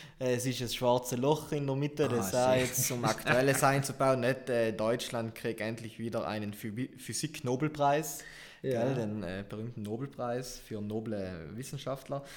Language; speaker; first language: German; native; German